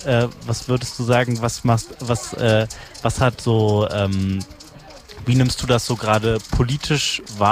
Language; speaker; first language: German; native; German